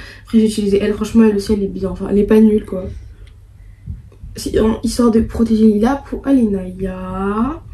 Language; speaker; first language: French; native; French